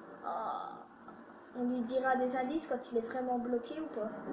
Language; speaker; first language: French; native; French